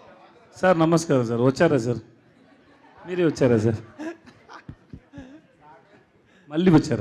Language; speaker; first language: Telugu; non-native, learner; Tamil